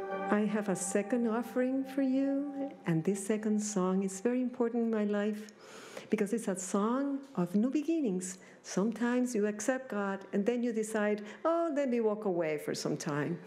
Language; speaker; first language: English; non-native, local second language; Spanish